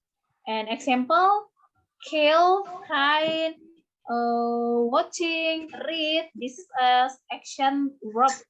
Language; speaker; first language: English; non-native, learner; Indonesian